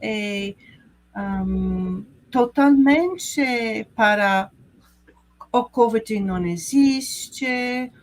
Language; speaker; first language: Portuguese; non-native, learner; English